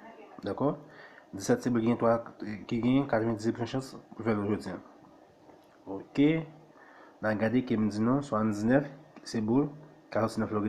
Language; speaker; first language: French; non-native, local second language; Haitian Creole